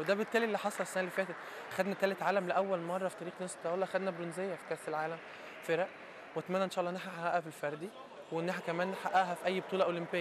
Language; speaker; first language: Arabic; native; Arabic